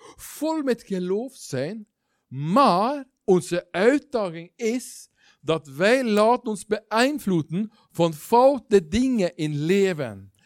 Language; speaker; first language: Dutch; non-native, learner; Norwegian